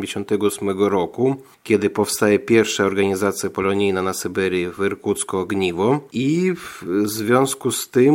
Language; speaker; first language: Polish; non-native, fluent; Russian